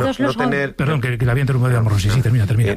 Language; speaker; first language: Spanish; native; Spanish